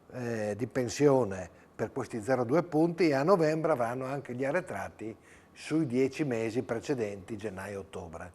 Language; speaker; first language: Italian; native; Italian